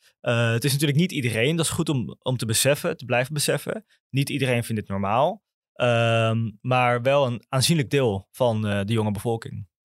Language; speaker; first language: Dutch; native; Dutch